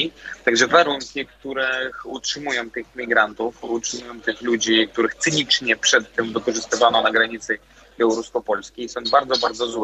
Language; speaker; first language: Polish; non-native, fluent; Belarusian